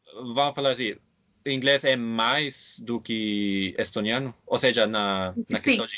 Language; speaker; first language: Portuguese; non-native, fluent; English